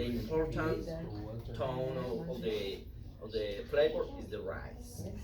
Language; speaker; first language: English; non-native, learner; Spanish